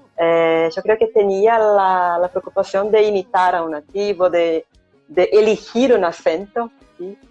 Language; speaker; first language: Spanish; non-native, fluent; Portuguese